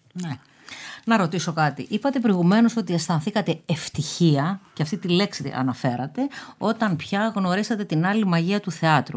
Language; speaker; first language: Greek; native; Greek